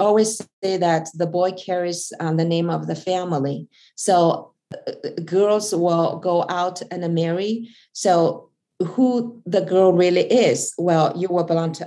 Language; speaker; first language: English; non-native, fluent; Chinese